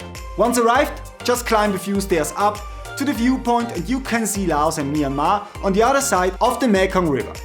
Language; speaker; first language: English; non-native, fluent; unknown